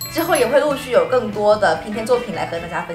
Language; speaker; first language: Chinese; native; Chinese